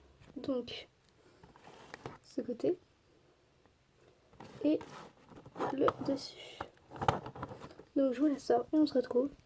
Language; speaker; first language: French; native; French